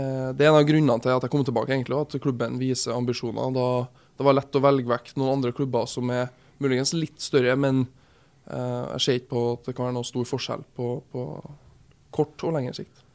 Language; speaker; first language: Norwegian; native; Norwegian